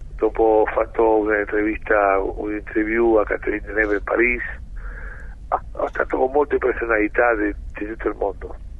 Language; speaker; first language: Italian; early bilingual, heritage; Italian